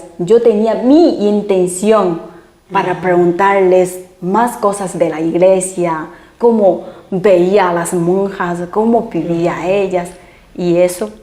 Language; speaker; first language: Spanish; non-native, fluent; Chinese